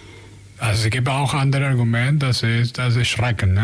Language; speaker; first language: German; non-native, learner; Spanish